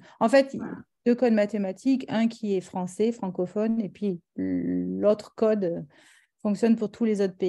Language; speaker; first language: French; native; French